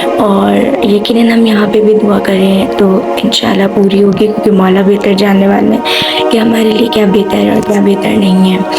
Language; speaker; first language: Urdu; native; Urdu